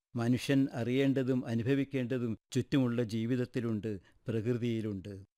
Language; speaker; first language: Malayalam; native; Malayalam